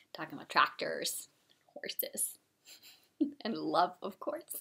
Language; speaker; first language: English; non-native, fluent; German